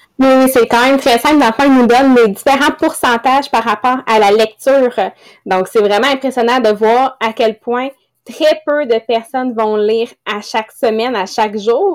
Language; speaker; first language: French; native; French